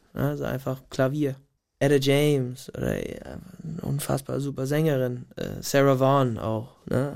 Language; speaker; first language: German; non-native, fluent; English